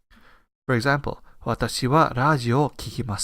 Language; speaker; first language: Japanese; non-native, fluent; English